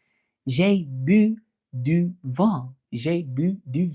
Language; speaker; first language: French; non-native, learner; English